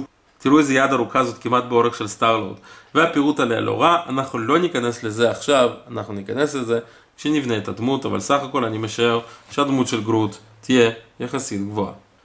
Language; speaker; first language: Hebrew; native; Hebrew